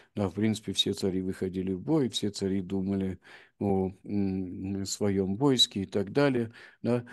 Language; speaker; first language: Russian; native; Russian